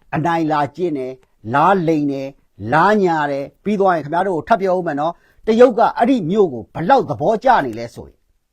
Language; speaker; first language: Burmese; non-native, local second language; Kachin